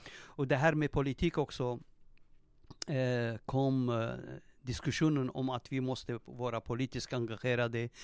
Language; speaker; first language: Swedish; non-native, fluent; Turoyo